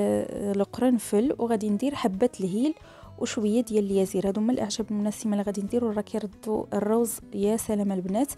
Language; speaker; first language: Arabic; native; Arabic